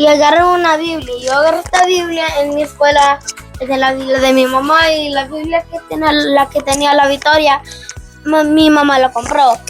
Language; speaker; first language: Spanish; early bilingual, heritage; Spanish